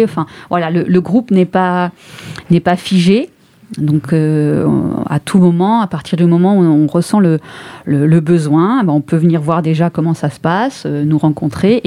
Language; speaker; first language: French; native; French